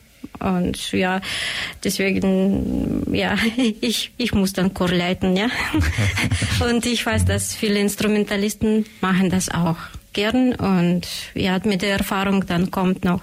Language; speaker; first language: German; non-native, learner; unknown